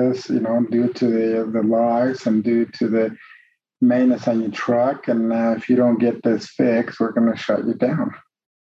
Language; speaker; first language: English; non-native, fluent; Spanish